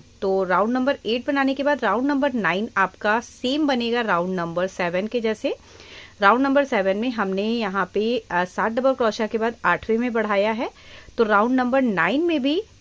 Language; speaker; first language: Hindi; native; Hindi